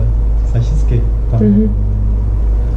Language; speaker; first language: Russian; non-native, learner; Chinese